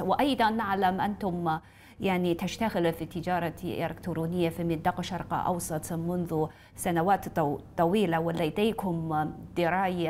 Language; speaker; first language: Arabic; non-native, fluent; Chinese